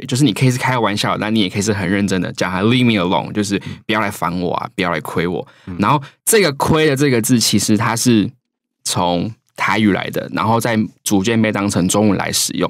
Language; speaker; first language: Chinese; native; Chinese